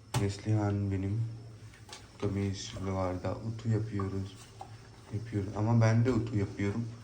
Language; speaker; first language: Turkish; non-native, learner; Urdu